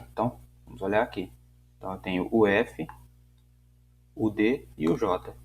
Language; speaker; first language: Portuguese; native; Portuguese